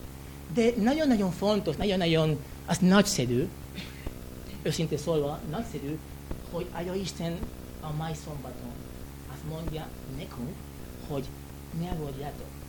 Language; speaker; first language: Hungarian; non-native, learner; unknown